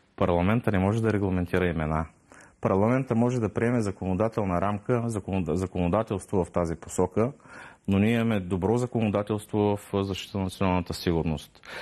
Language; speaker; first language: Bulgarian; non-native, local second language; Turkish